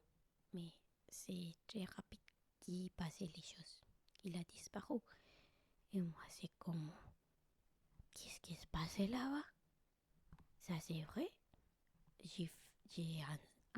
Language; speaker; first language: French; non-native, learner; Spanish